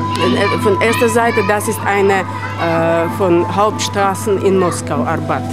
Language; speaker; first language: German; non-native, learner; Russian